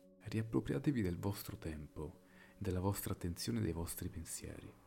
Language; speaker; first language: Italian; native; Italian